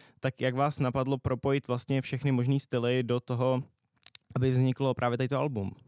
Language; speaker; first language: Czech; native; Czech